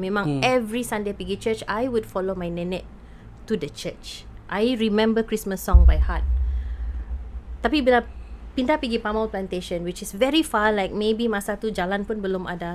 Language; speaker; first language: English; non-native, local second language; Malay